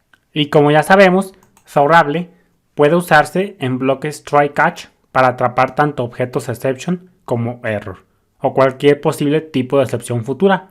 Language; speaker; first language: Spanish; native; Spanish